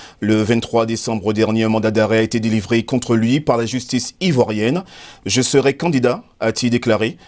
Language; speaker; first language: French; native; French